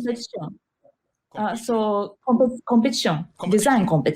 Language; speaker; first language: English; non-native, learner; Japanese